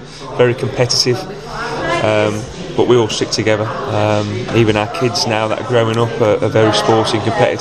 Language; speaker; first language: English; native; English